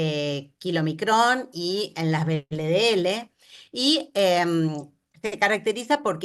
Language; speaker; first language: Spanish; native; Spanish